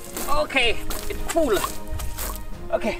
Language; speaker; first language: English; non-native, learner; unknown